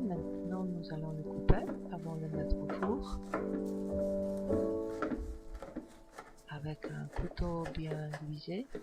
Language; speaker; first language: French; non-native, fluent; Polish